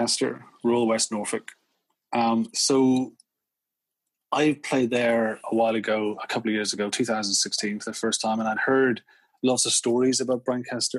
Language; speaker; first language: English; native; English